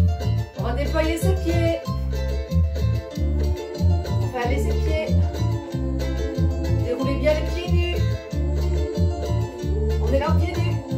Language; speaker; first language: French; native; French